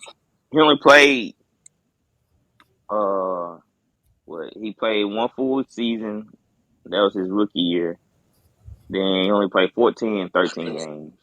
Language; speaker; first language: English; native; English